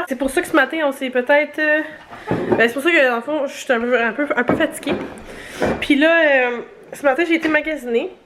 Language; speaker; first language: French; native; French